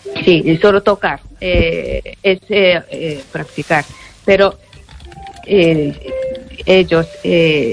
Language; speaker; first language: Spanish; non-native, fluent; Japanese